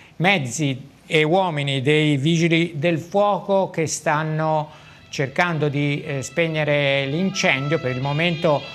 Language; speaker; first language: Italian; native; Italian